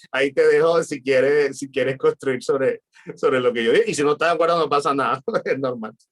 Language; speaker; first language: Spanish; native; Spanish